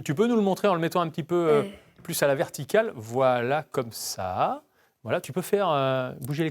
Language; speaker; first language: French; native; French